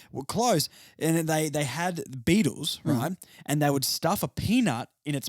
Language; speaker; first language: English; native; English